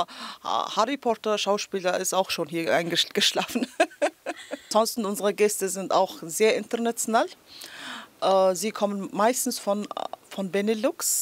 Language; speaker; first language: German; non-native, learner; Mongolian